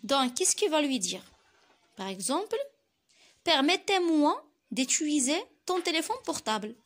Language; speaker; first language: French; non-native, local second language; Arabic